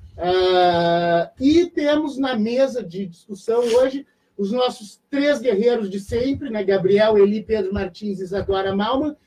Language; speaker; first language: Portuguese; native; Portuguese